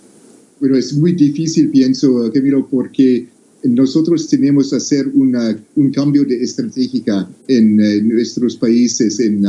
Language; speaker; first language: Spanish; non-native, fluent; English